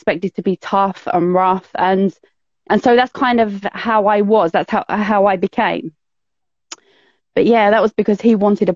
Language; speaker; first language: English; native; English